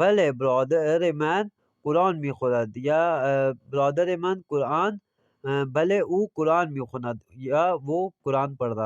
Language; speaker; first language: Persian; non-native, fluent; Urdu